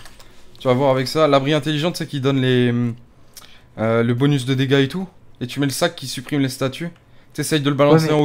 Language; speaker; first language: French; native; French